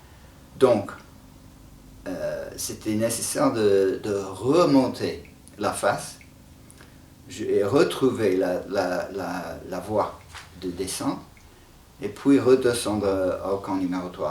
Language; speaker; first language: French; non-native, fluent; English